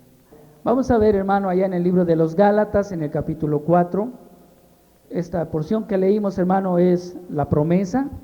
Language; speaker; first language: Spanish; native; Spanish